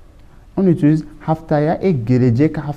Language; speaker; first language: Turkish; non-native, learner; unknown